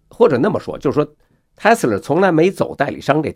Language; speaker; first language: Chinese; native; Chinese